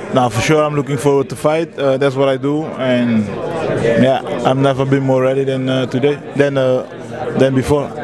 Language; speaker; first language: English; non-native, fluent; Dutch